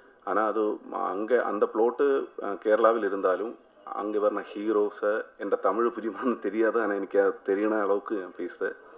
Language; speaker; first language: Tamil; non-native, learner; Malayalam